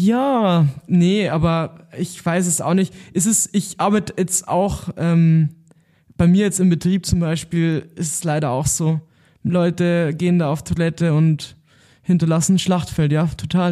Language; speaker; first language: German; native; German